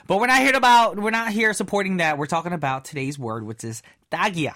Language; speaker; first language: English; early bilingual, other home language; Korean